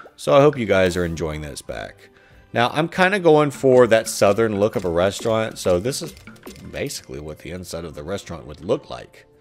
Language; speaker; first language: English; native; English